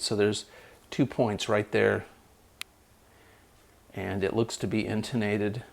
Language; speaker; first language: English; native; English